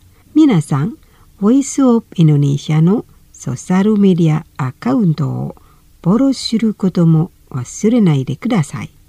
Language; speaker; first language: Japanese; non-native, fluent; Indonesian